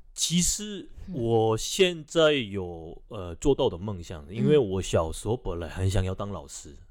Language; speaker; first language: Chinese; non-native, fluent; Korean